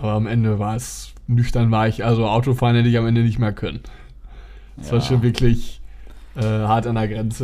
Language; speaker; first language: German; native; German